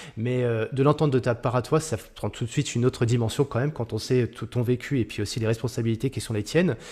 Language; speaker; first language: French; native; French